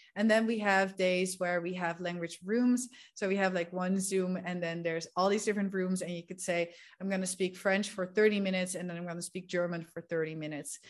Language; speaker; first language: English; non-native, fluent; Dutch